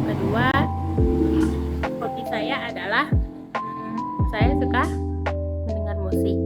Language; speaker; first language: Indonesian; non-native, local second language; Minangkabau